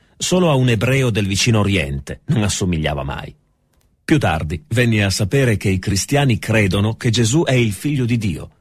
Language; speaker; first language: Italian; native; Italian